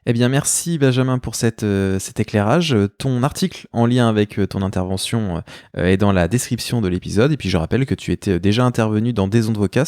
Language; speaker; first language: French; native; French